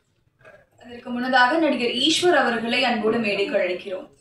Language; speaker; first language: Tamil; native; Tamil